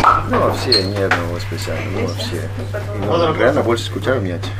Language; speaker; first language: Russian; non-native, learner; Slovak